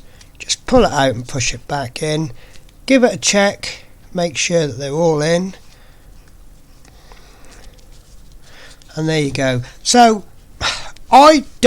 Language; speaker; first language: English; native; English